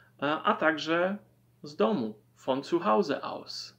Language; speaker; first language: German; non-native, fluent; Polish